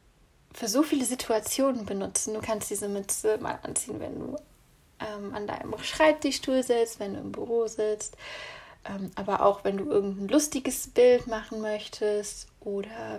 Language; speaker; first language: German; native; German